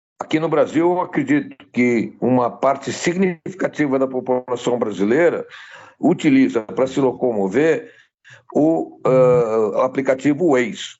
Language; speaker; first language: Portuguese; native; Portuguese